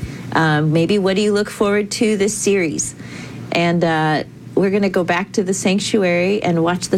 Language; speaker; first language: English; native; English